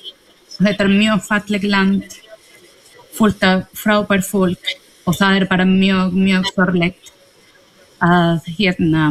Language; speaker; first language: Icelandic; non-native, fluent; Spanish